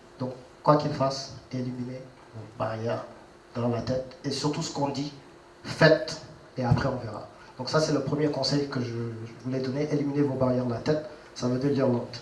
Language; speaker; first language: French; non-native, local second language; Wolof